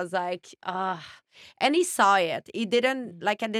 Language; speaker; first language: English; native; English